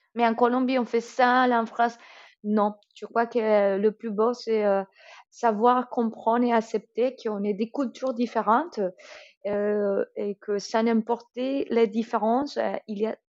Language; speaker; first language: French; non-native, fluent; Spanish